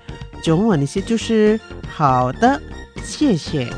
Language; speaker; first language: Chinese; non-native, fluent; Indonesian